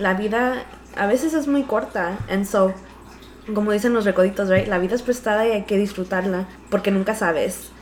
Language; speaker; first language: Spanish; early bilingual, heritage; Spanish